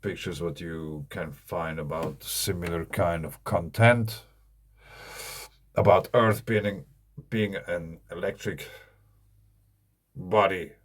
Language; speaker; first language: English; non-native, fluent; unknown